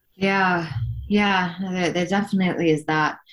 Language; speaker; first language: English; native; English